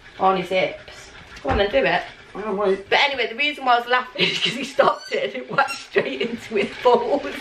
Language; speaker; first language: English; native; English